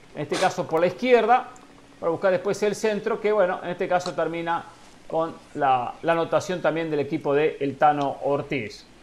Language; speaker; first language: Spanish; native; Spanish